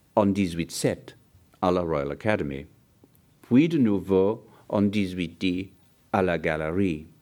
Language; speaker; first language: French; non-native, fluent; English